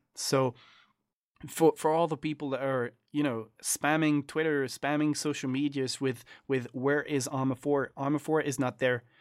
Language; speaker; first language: English; non-native, fluent; French